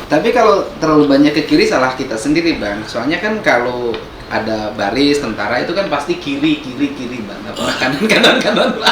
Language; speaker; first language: Indonesian; non-native, local second language; Sundanese